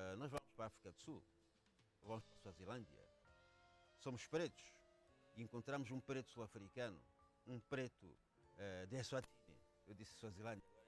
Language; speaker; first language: Portuguese; non-native, local second language; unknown